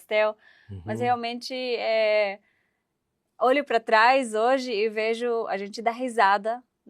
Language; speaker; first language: Portuguese; non-native, fluent; Arabic